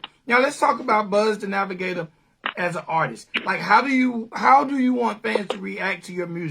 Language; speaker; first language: English; native; English